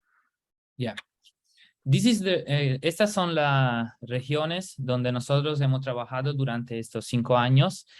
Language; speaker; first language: Spanish; non-native, learner; Italian